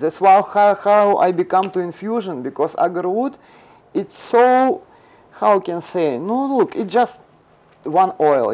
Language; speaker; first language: English; non-native, learner; Russian